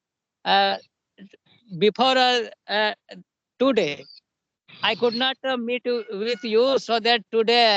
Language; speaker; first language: English; non-native, learner; Hindi